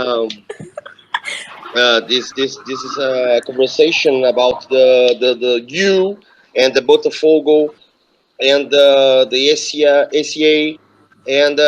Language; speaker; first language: English; non-native, learner; Portuguese